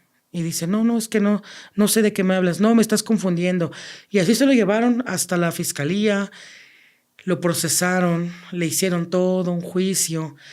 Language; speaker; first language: Spanish; native; Spanish